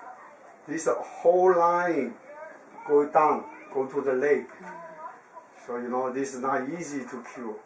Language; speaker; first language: English; non-native, learner; Chinese